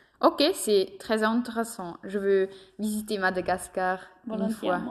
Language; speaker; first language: French; non-native, learner; German